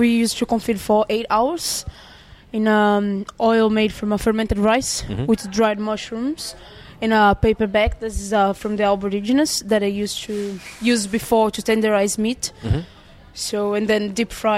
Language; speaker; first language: English; non-native, fluent; Italian